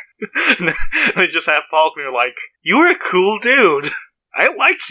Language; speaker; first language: English; non-native, fluent; Portuguese